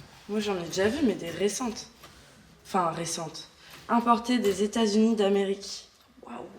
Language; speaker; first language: French; native; French